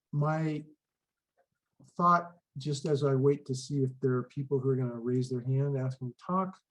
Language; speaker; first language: English; native; English